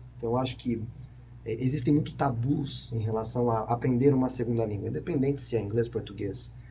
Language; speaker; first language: Portuguese; native; Portuguese